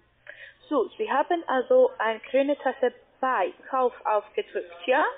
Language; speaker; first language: German; non-native, learner; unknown